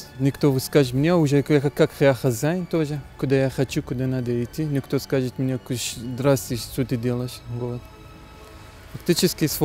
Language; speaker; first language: Russian; non-native, learner; Arabic